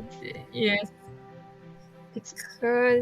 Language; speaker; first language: English; non-native, learner; Japanese